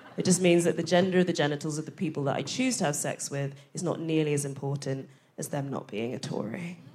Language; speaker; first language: English; early bilingual, other home language; Akan